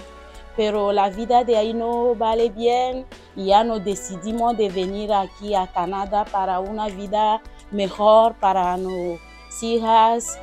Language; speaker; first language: Spanish; non-native, learner; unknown